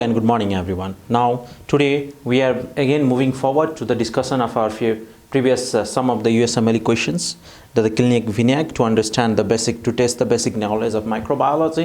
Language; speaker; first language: English; non-native, fluent; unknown